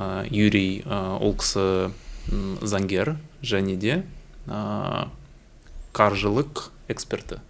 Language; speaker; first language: Kazakh; non-native, learner; Russian